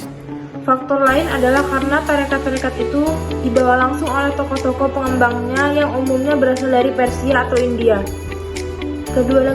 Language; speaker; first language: Indonesian; native; Indonesian